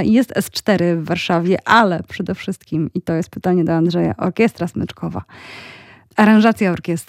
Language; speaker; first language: Polish; native; Polish